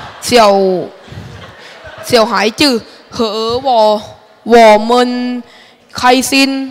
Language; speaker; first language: Chinese; non-native, learner; Thai